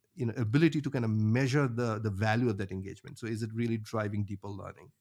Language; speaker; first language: English; non-native, local second language; Bangla